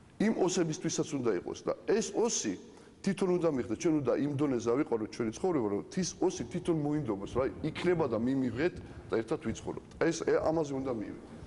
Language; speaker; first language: Georgian; non-native, local second language; Ossetic